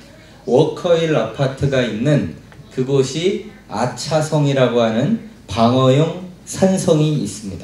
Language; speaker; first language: Korean; native; Korean